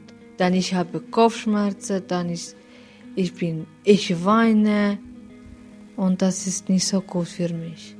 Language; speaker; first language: German; non-native, learner; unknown